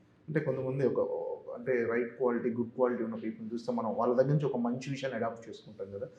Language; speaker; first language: Telugu; native; Telugu